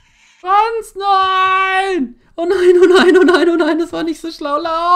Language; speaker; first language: German; native; German